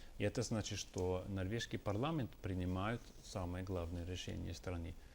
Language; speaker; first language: Russian; non-native, fluent; Norwegian